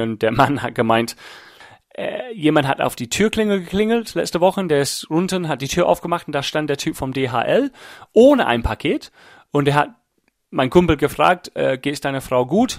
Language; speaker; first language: German; non-native, fluent; English